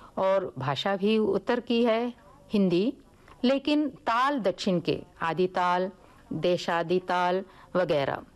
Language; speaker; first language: Hindi; non-native, local second language; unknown